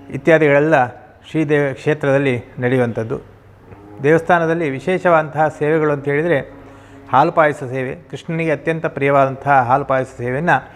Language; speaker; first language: Kannada; native; Kannada